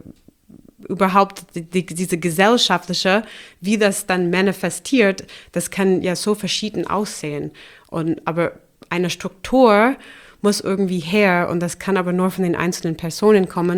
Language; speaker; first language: German; non-native, fluent; English